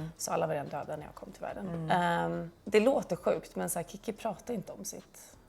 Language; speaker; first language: Swedish; early bilingual, heritage; Swedish